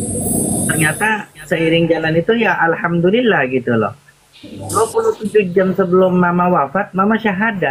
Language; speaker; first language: Indonesian; native; Indonesian